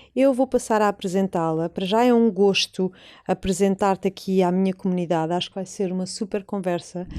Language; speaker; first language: Portuguese; native; Portuguese